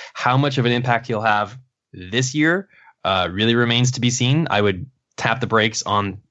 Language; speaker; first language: English; native; English